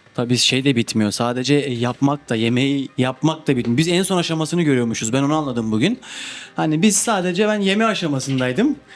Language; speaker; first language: Turkish; native; Turkish